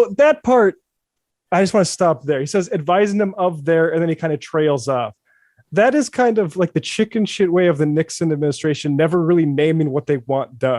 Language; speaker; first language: English; native; English